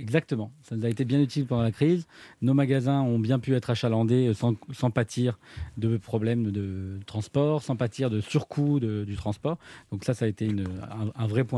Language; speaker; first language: French; native; French